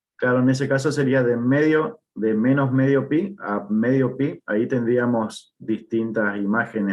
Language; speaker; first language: Spanish; native; Spanish